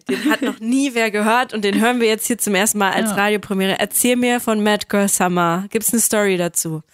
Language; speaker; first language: German; native; German